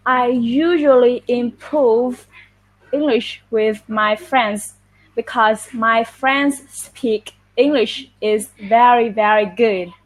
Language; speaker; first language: English; non-native, learner; Vietnamese